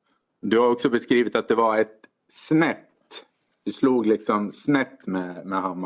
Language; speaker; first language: Swedish; native; Swedish